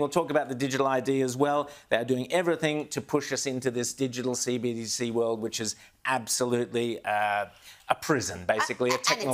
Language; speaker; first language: English; native; English